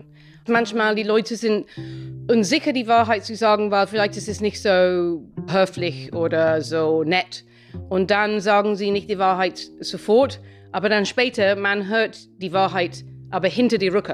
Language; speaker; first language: German; non-native, fluent; English